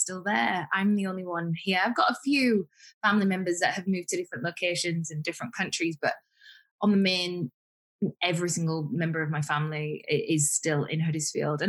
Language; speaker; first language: English; native; English